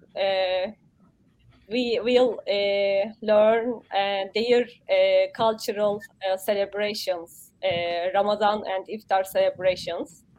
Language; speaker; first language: English; non-native, learner; Turkish